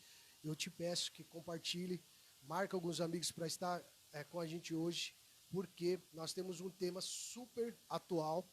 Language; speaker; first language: Portuguese; native; Portuguese